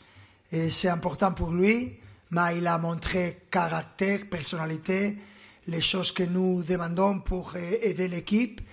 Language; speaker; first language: French; non-native, fluent; Spanish